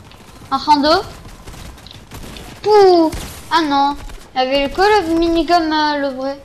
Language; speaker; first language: French; native; French